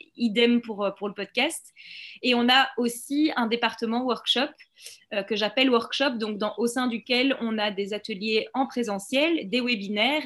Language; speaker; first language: French; native; French